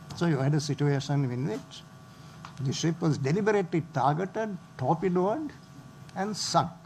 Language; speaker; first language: English; non-native, local second language; Sinhala